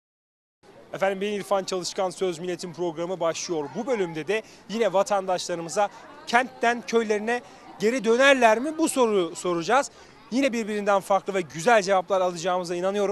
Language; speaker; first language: Turkish; native; Turkish